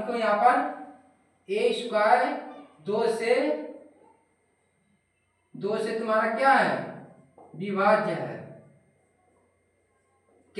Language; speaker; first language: Hindi; native; Hindi